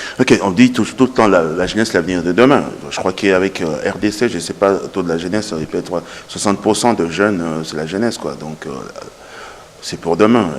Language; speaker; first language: French; non-native, local second language; Lingala